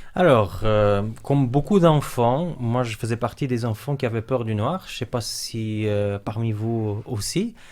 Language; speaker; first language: French; non-native, fluent; Portuguese